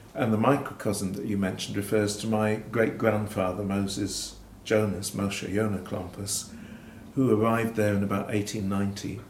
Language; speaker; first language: English; native; English